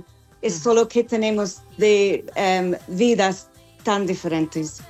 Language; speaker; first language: Spanish; non-native, learner; English